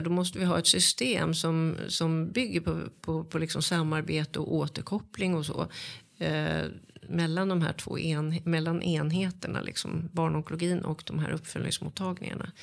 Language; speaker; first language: Swedish; native; Swedish